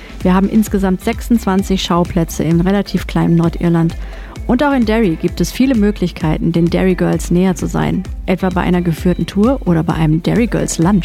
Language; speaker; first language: German; native; German